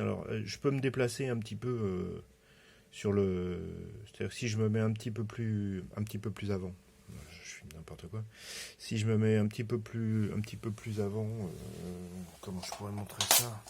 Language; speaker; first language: French; native; French